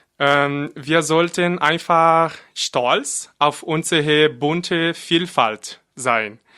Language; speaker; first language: German; non-native, fluent; Portuguese